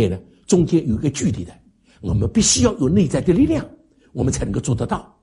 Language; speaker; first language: Chinese; native; Chinese